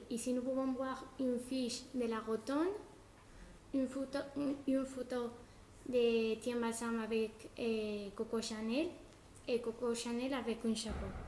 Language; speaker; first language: French; non-native, learner; Spanish